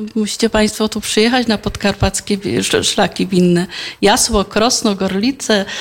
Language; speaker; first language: Polish; native; Polish